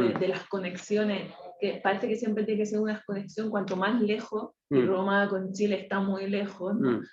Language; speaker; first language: Spanish; native; Spanish